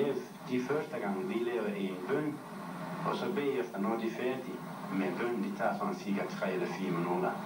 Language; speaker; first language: Danish; non-native, learner; Turkish